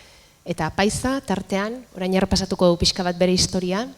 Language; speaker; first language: Basque; native; Basque